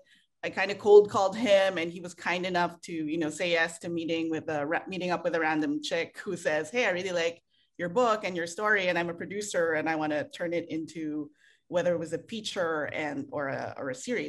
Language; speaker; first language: English; non-native, local second language; Filipino